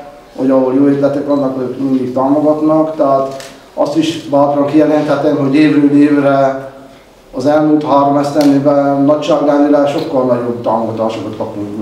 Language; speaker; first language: Hungarian; native; Hungarian